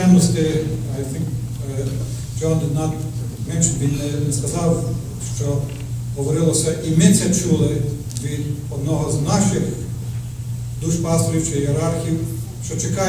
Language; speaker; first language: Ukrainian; early bilingual, heritage; Ukrainian